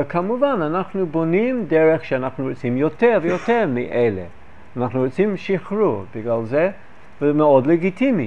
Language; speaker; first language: Hebrew; non-native, fluent; English